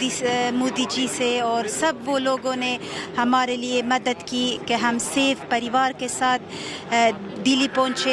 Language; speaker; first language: Hindi; non-native, fluent; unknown